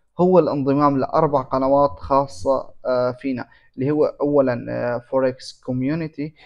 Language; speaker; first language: Arabic; native; Arabic